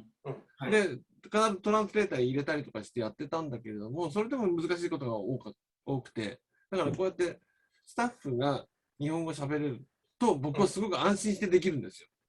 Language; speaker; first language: Japanese; native; Japanese